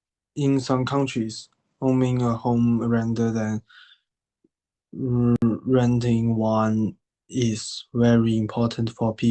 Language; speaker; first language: English; non-native, learner; Chinese